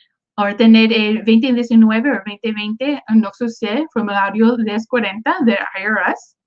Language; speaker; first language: Spanish; early bilingual, other home language; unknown